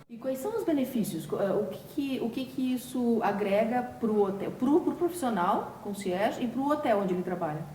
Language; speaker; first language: Portuguese; native; Portuguese